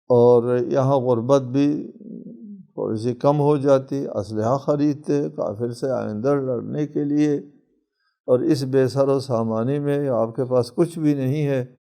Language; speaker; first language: Urdu; non-native, local second language; Balti